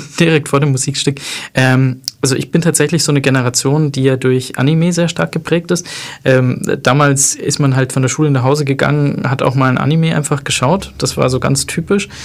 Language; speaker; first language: German; native; German